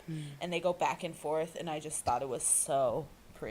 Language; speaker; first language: English; native; English